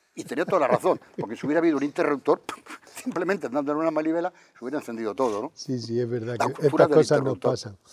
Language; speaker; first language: Spanish; native; Spanish